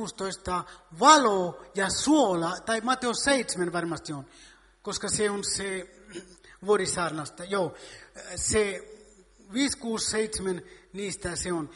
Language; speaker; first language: Finnish; non-native, fluent; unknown